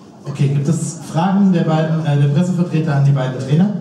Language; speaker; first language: German; native; German